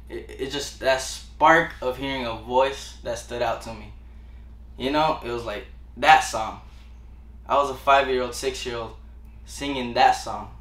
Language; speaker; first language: English; early bilingual, other home language; Spanish